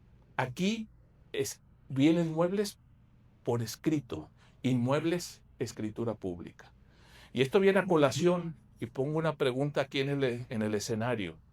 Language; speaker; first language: Spanish; native; Spanish